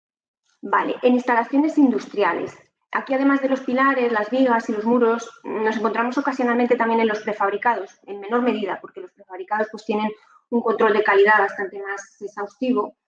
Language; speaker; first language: Spanish; native; Spanish